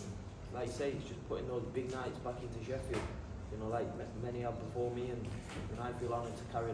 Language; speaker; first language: English; native; English